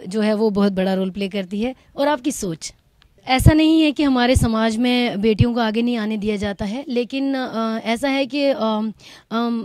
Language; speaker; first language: Hindi; native; Hindi